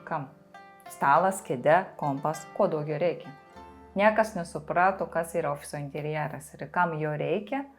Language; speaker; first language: Lithuanian; non-native, fluent; Japanese